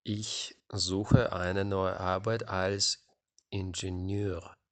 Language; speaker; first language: German; non-native, fluent; Ukrainian